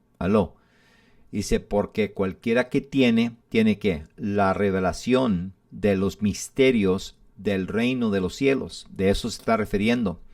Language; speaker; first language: Spanish; early bilingual, heritage; English